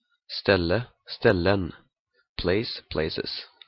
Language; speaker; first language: Swedish; native; Swedish